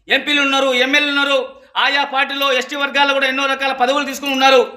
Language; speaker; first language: Telugu; non-native, local second language; Lambadi